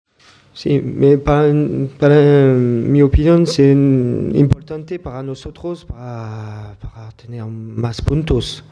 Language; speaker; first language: Spanish; non-native, fluent; French